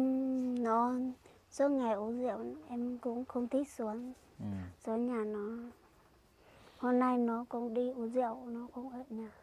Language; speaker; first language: Vietnamese; non-native, local second language; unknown